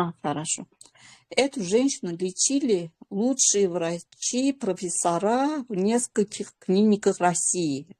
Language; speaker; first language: Russian; non-native, local second language; Azerbaijani